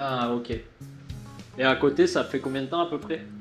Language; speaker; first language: French; native; French